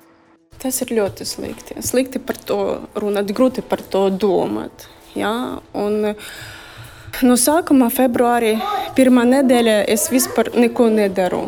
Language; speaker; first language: Latvian; non-native, learner; Russian